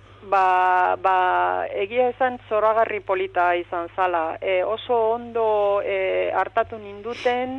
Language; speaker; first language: Basque; non-native, fluent; Romanian